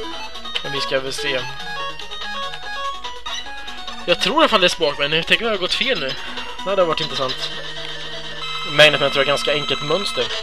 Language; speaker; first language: Swedish; native; Swedish